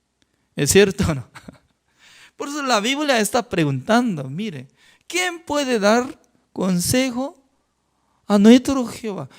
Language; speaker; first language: Spanish; non-native, fluent; Korean